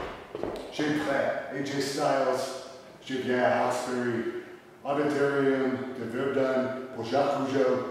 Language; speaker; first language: French; non-native, learner; English